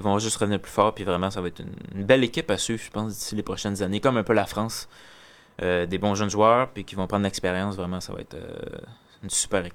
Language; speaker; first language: French; native; French